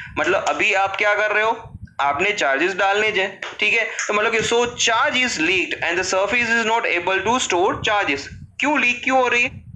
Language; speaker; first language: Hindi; non-native, local second language; Gujarati